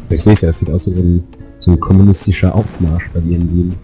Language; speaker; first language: German; native; German